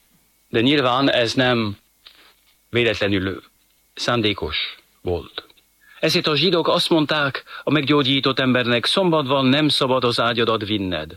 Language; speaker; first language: Hungarian; non-native, fluent; French